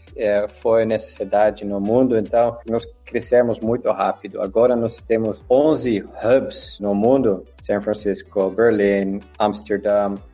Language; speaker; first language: Portuguese; non-native, learner; Dutch